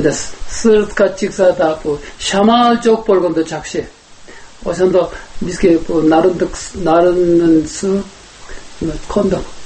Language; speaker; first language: Kyrgyz; non-native, learner; Korean